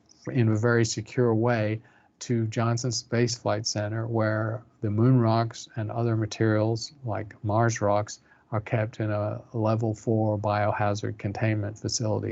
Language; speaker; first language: English; native; English